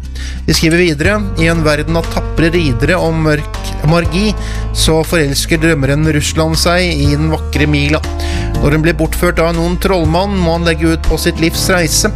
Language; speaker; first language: Norwegian; native; Norwegian